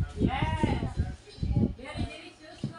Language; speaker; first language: English; non-native, learner; Filipino